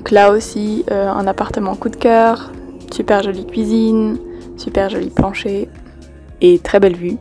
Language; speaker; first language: French; native; French